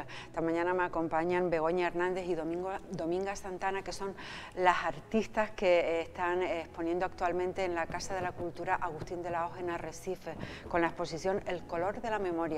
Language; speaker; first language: Spanish; native; Spanish